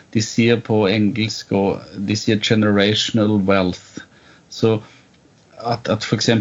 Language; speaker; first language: Norwegian; non-native, fluent; German